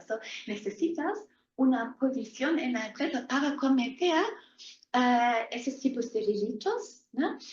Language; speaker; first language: Spanish; non-native, fluent; German